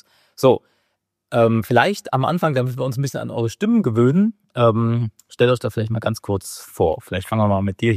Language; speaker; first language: German; native; German